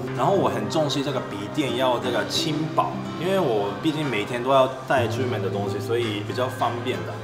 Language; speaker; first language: Chinese; non-native, fluent; Japanese